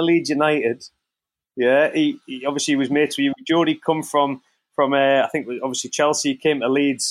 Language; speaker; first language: English; native; English